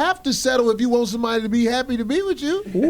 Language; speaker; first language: English; native; English